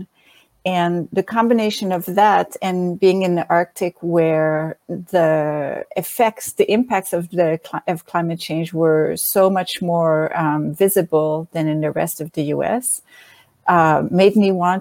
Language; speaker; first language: English; non-native, fluent; French